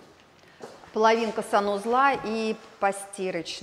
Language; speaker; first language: Russian; native; Russian